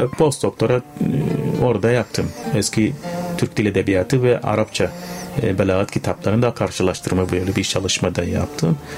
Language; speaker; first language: Turkish; non-native, fluent; Arabic